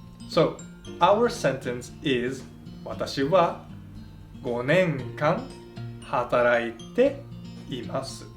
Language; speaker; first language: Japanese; non-native, fluent; Filipino